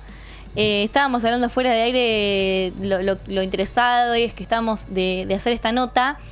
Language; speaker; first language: Spanish; native; Spanish